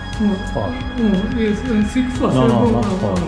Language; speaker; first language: English; non-native, learner; Japanese